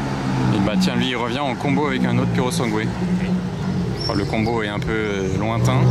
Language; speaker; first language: French; native; French